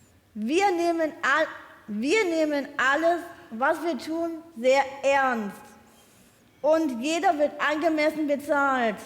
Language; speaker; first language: German; non-native, learner; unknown